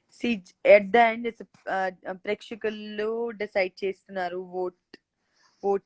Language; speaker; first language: Telugu; non-native, local second language; Gujarati